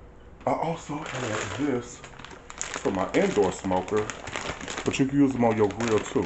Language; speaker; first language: English; native; English